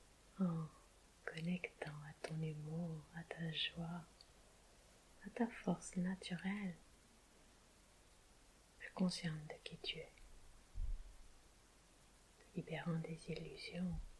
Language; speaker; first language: French; native; French